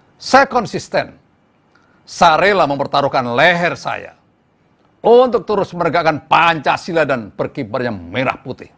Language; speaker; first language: Indonesian; native; Indonesian